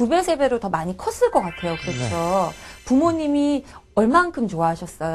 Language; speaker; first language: Korean; native; Korean